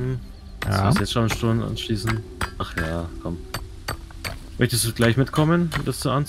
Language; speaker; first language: German; native; German